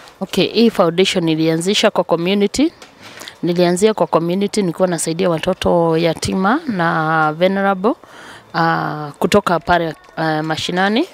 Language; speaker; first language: Swahili; native; Swahili